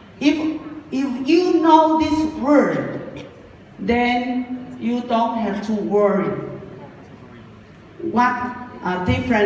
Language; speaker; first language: English; non-native, learner; Japanese